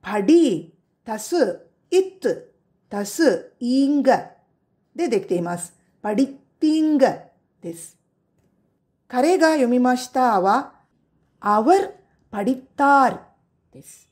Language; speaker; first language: Japanese; non-native, fluent; Tamil